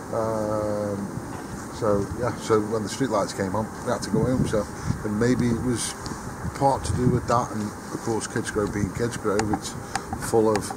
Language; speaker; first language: English; native; English